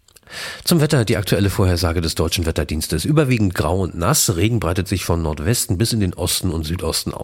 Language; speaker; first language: German; native; German